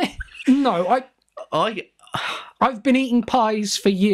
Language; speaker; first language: English; native; English